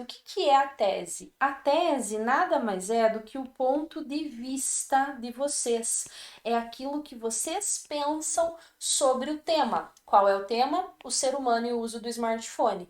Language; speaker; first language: Portuguese; native; Portuguese